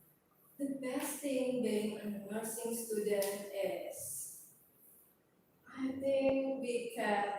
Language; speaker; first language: English; non-native, learner; Indonesian